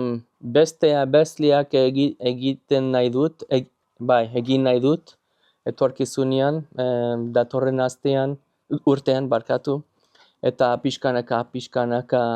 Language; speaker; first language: Basque; non-native, learner; English